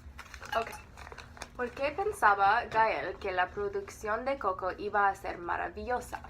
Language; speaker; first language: Spanish; non-native, learner; English